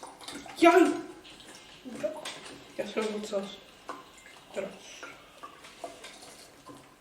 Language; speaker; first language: Czech; native; Czech